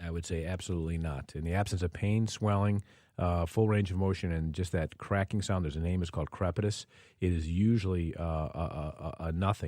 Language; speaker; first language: English; native; English